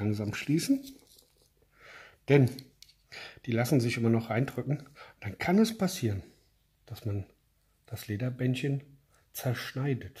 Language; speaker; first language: German; native; German